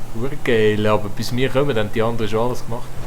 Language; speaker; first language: German; native; German